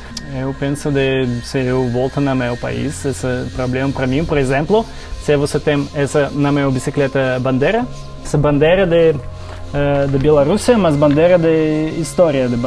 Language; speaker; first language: Portuguese; non-native, learner; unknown